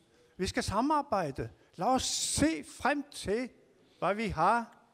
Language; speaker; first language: Danish; non-native, local second language; Kalaallisut